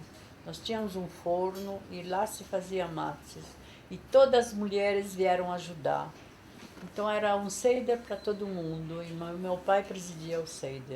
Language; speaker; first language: Portuguese; non-native, fluent; Polish